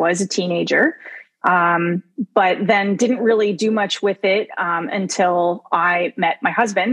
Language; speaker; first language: English; native; English